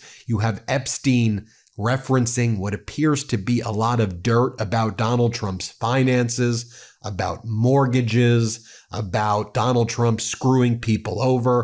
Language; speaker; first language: English; native; English